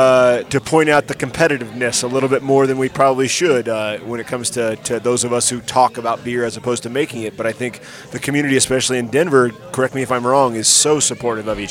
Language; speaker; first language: English; native; English